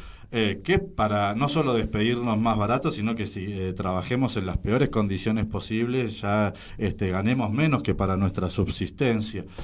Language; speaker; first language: Spanish; native; Spanish